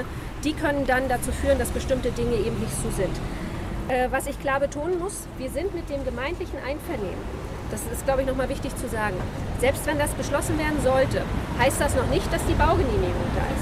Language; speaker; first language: German; native; German